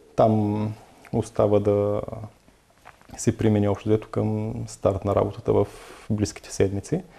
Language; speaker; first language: Bulgarian; native; Bulgarian